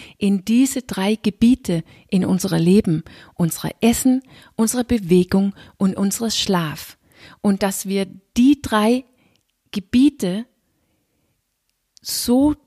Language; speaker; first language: German; non-native, fluent; Danish